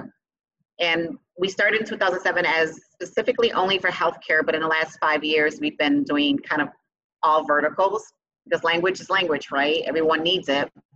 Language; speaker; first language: English; early bilingual, other home language; Spanish